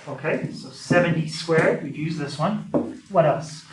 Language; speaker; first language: English; native; English